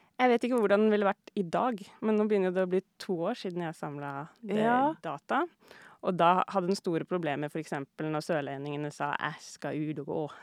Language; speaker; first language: Norwegian; native; Norwegian